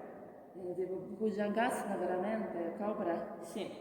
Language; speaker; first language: Italian; non-native, learner; Russian